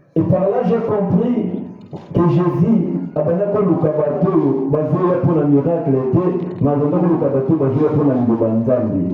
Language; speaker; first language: Lingala; native; Lingala